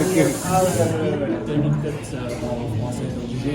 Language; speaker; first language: French; non-native, fluent; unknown